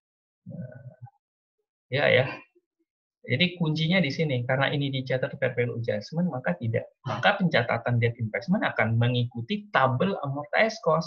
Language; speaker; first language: Indonesian; native; Indonesian